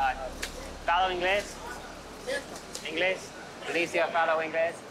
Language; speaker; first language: Portuguese; non-native, learner; English